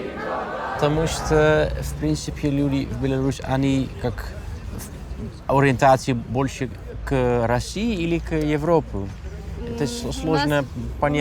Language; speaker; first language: Russian; non-native, fluent; Dutch